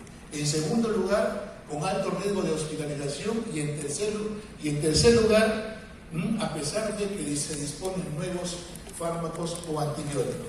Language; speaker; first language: Spanish; native; Spanish